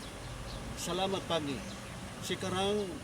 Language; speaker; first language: Indonesian; non-native, learner; Cebuano